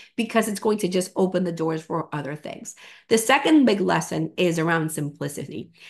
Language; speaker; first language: English; non-native, fluent; Spanish